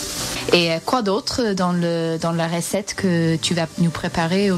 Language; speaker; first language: French; non-native, fluent; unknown